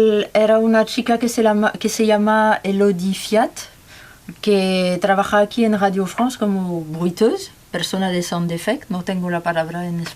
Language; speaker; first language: Spanish; non-native, learner; French